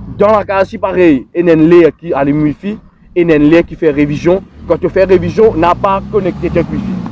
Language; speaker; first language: French; non-native, local second language; Morisyen